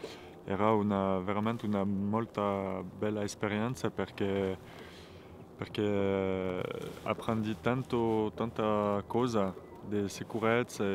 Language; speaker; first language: Italian; non-native, fluent; French